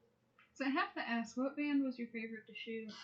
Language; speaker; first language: English; native; English